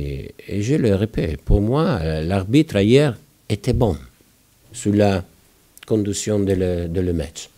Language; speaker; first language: French; non-native, fluent; Italian